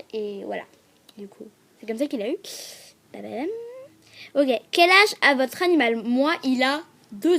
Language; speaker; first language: French; native; French